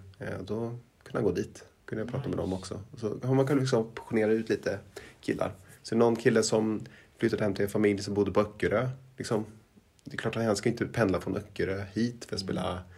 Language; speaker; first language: Swedish; native; Swedish